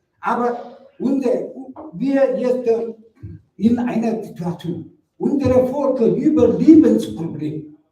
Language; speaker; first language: German; non-native, learner; Mongolian